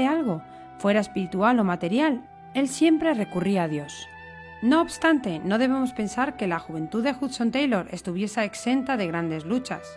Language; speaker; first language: Spanish; native; Spanish